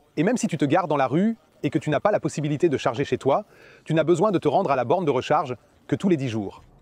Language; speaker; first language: French; non-native, fluent; German